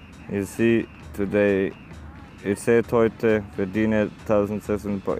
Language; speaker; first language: English; non-native, learner; German